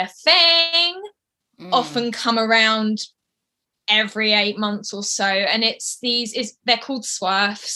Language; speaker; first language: English; native; English